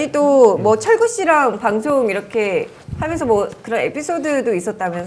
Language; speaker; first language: Korean; native; Korean